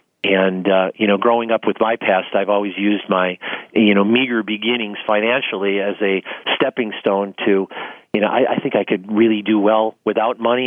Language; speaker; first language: English; native; English